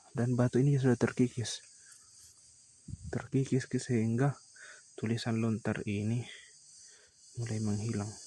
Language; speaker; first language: Indonesian; native; Indonesian